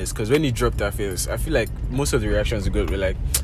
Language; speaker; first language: English; non-native, local second language; Yoruba